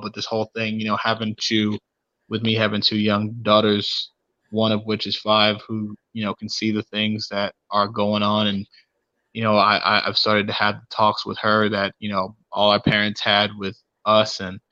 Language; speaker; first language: English; native; English